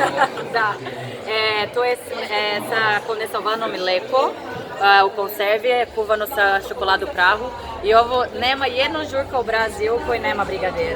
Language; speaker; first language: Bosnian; non-native, learner; Portuguese